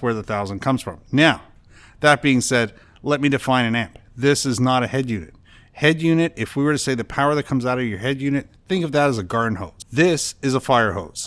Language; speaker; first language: English; native; English